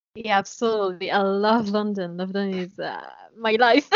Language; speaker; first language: English; non-native, fluent; French